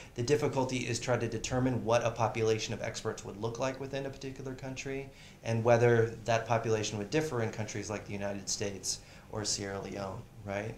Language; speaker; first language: English; native; English